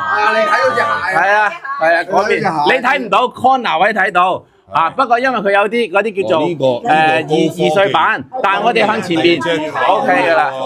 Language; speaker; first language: Cantonese; native; Cantonese